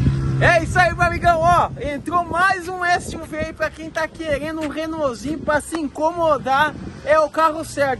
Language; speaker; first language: Portuguese; native; Portuguese